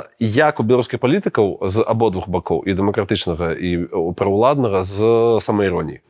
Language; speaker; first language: Belarusian; non-native, local second language; Russian